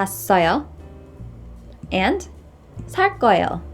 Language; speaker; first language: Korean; non-native, fluent; English